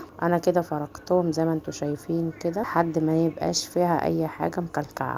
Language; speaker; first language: Arabic; native; Arabic